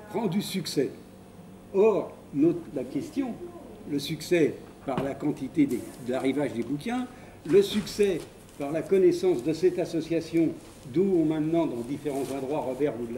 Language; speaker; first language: French; native; French